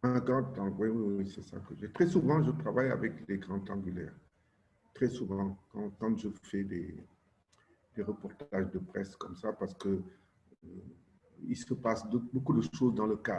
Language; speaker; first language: French; non-native, local second language; Wolof